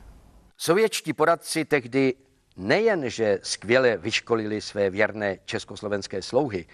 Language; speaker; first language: Czech; native; Czech